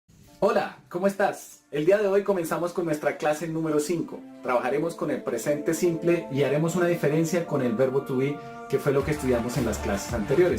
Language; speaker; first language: Spanish; native; Spanish